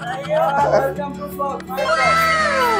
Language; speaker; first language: English; non-native, learner; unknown